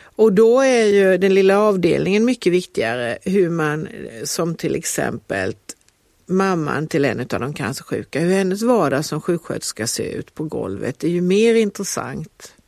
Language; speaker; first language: Swedish; native; Swedish